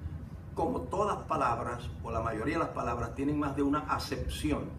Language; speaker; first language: Spanish; native; Spanish